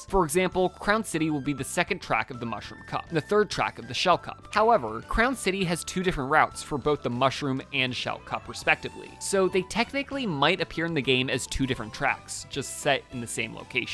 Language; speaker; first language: English; native; English